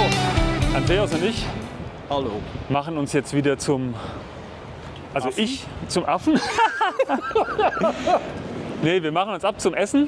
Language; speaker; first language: German; native; German